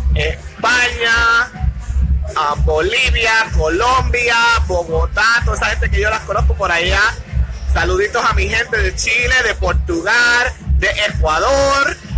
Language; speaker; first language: Spanish; native; Spanish